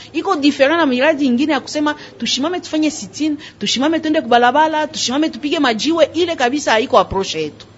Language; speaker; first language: Swahili; native; Swahili